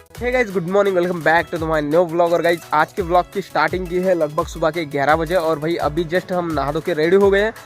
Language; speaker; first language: Hindi; non-native, local second language; Marathi